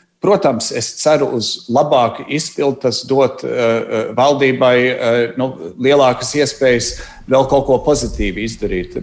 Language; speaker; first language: Latvian; early bilingual, heritage; Latvian